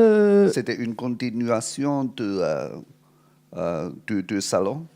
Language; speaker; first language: French; non-native, fluent; Cantonese